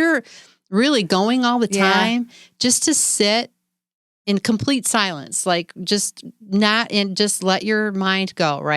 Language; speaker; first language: English; native; English